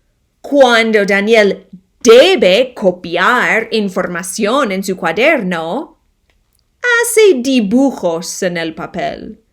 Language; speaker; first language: Spanish; non-native, fluent; English